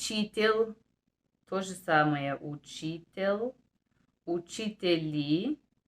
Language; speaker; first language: Russian; non-native, fluent; Bulgarian